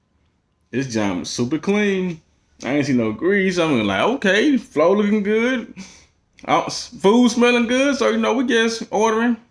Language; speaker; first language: English; native; English